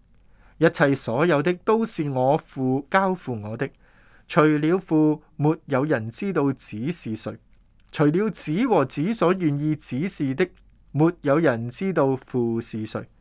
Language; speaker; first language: Chinese; non-native, local second language; Cantonese